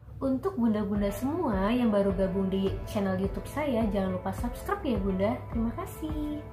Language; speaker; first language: Indonesian; native; Indonesian